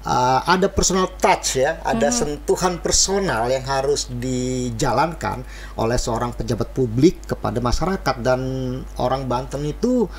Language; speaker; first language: Indonesian; native; Indonesian